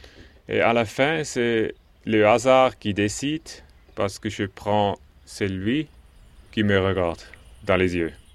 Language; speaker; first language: French; non-native, local second language; German